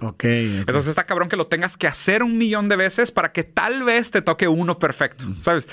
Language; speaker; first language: Spanish; native; Spanish